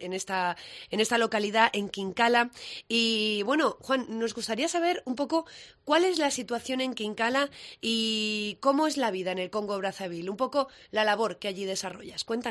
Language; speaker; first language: Spanish; native; Spanish